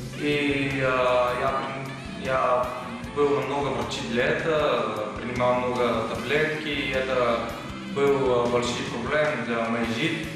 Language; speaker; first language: Russian; non-native, learner; Bulgarian